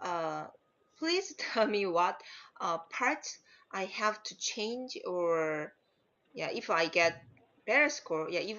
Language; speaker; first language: English; non-native, learner; Korean